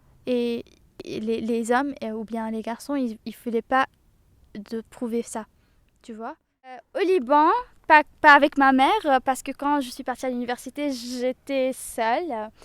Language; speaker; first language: French; non-native, local second language; Arabic